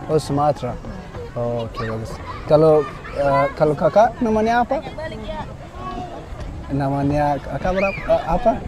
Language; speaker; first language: Indonesian; non-native, fluent; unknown